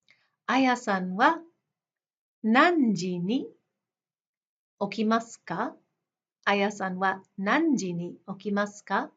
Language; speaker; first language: Japanese; non-native, fluent; English